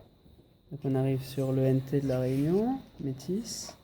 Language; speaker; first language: French; native; French